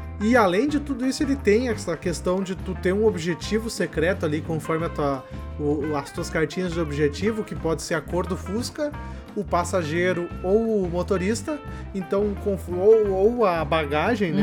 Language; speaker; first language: Portuguese; native; Portuguese